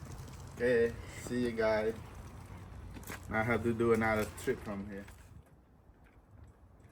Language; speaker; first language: English; non-native, learner; Khmer